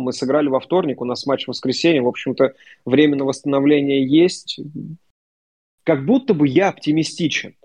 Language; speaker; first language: Russian; native; Russian